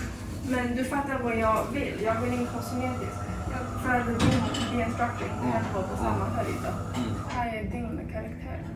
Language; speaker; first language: Swedish; non-native, fluent; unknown